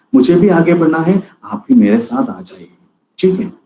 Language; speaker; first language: Hindi; non-native, local second language; Malayalam